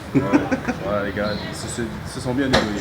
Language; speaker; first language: French; native; French